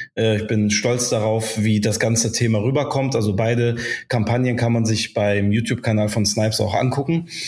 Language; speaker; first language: German; early bilingual, other home language; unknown